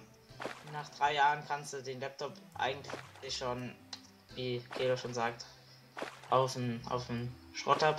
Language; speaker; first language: German; native; German